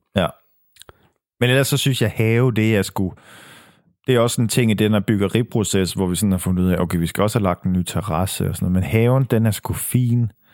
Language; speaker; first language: Danish; native; Danish